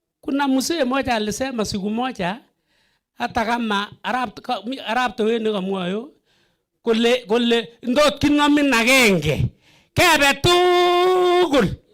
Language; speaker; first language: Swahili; non-native, local second language; Kalenjin